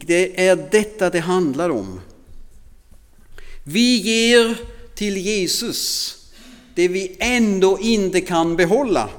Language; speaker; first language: Swedish; non-native, fluent; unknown